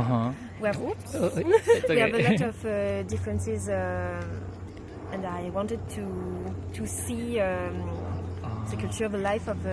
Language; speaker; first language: English; non-native, learner; French